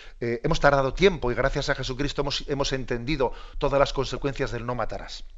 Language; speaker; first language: Spanish; native; Spanish